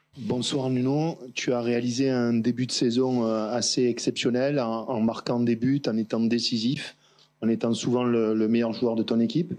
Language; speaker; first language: French; native; French